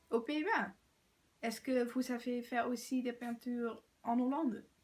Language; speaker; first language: French; non-native, learner; Dutch